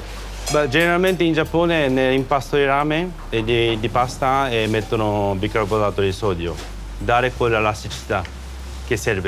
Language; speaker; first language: Italian; non-native, learner; Japanese